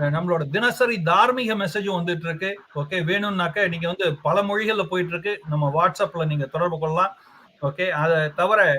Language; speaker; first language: Tamil; native; Tamil